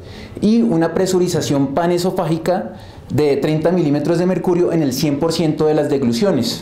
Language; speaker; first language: Spanish; native; Spanish